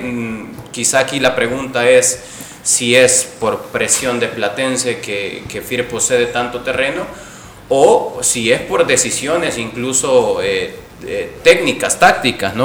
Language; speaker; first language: Spanish; native; Spanish